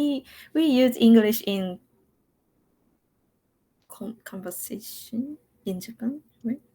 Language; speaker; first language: English; non-native, learner; Japanese